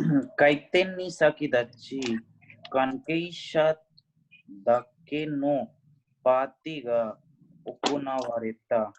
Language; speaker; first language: Japanese; non-native, learner; Hindi